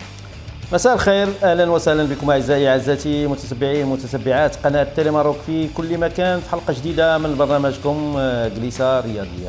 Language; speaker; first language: Arabic; native; Arabic